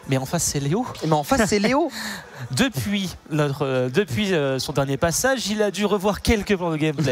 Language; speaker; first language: French; native; French